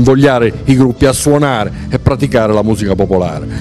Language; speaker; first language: Italian; native; Italian